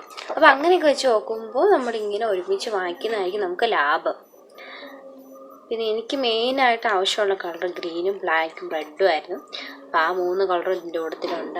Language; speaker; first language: Malayalam; native; Malayalam